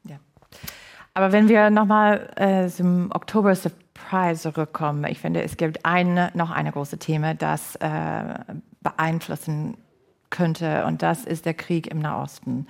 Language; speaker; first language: German; non-native, fluent; English